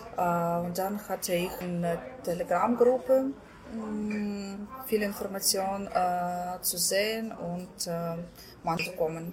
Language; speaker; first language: German; non-native, learner; Ukrainian